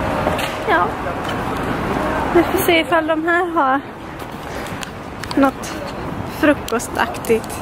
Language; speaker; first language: Swedish; native; Swedish